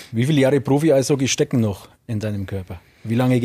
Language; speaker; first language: German; native; German